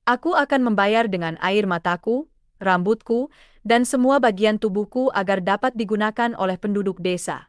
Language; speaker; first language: Indonesian; native; Indonesian